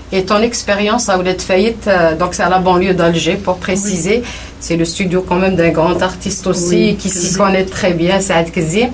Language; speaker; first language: French; non-native, local second language; Kabyle